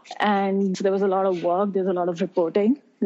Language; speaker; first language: English; non-native, local second language; Hindi